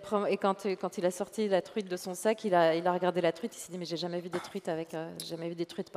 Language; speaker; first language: French; native; French